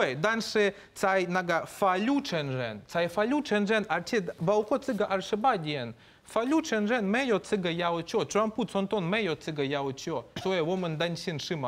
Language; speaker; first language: Chinese; non-native, fluent; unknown